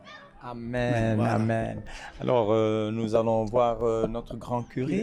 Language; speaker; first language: French; non-native, local second language; Wolof